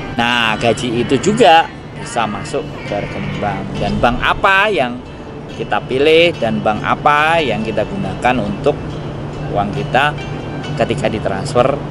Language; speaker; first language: Indonesian; native; Indonesian